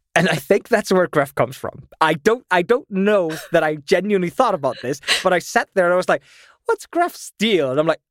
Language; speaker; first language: English; non-native, fluent; German